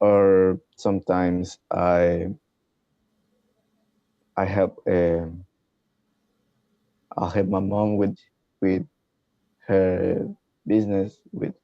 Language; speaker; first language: English; non-native, learner; Spanish